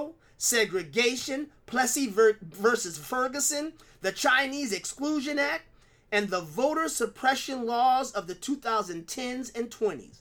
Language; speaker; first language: English; native; English